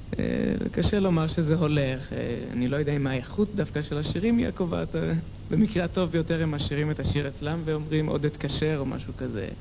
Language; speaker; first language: Hebrew; native; Hebrew